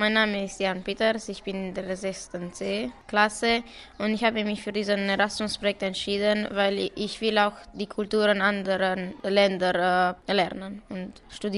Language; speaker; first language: German; non-native, local second language; Romanian